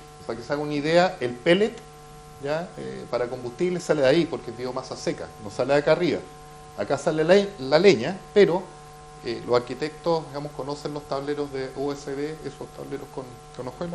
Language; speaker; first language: Spanish; native; Spanish